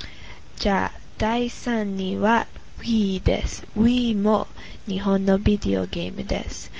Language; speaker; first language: Japanese; non-native, learner; English